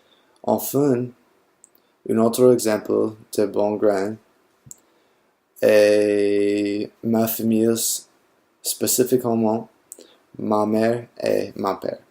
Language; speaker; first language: French; non-native, learner; English